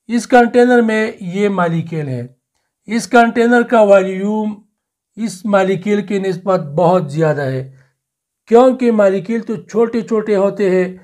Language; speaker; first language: Urdu; non-native, local second language; Pashto